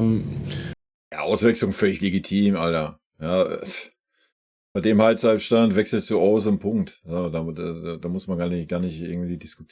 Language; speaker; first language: German; native; German